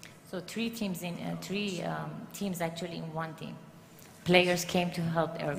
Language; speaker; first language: English; non-native, fluent; Persian